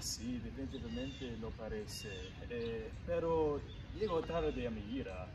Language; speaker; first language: Spanish; non-native, learner; English